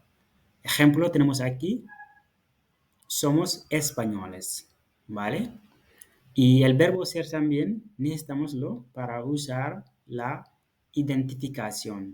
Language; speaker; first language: Spanish; non-native, fluent; Fula